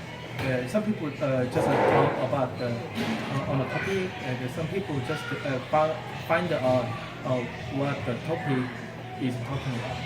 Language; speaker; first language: English; non-native, learner; Korean